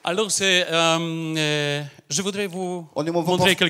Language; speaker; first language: French; non-native, learner; Polish